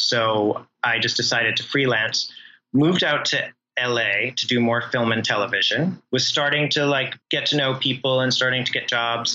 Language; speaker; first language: English; native; English